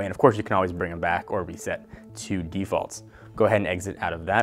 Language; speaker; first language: English; native; English